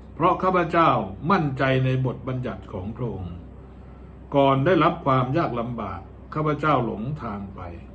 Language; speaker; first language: Thai; native; Thai